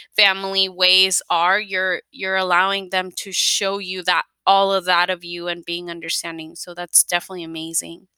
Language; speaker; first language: English; early bilingual, other home language; Spanish